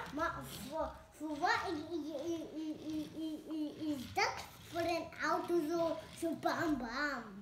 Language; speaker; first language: Dutch; early bilingual, other home language; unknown